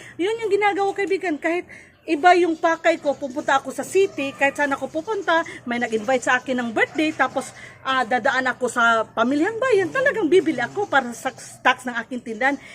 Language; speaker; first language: Filipino; non-native, local second language; Cebuano